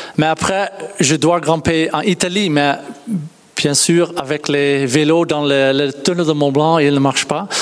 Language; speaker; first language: French; non-native, learner; Dutch